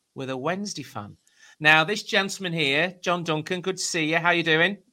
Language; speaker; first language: English; native; English